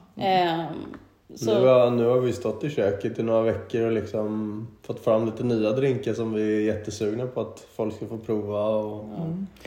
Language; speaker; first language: Swedish; native; Swedish